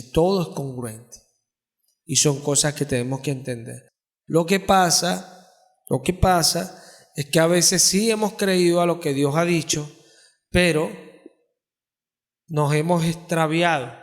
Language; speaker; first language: Spanish; native; Spanish